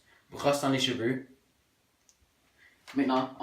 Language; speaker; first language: French; non-native, local second language; English